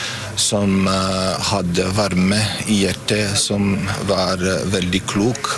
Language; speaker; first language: Norwegian; non-native, learner; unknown